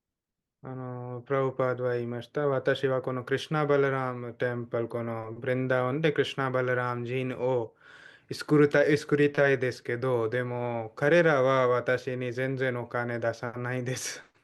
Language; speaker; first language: Japanese; non-native, fluent; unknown